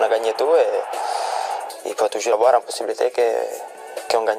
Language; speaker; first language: French; non-native, fluent; Italian